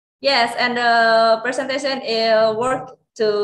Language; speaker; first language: English; non-native, learner; Indonesian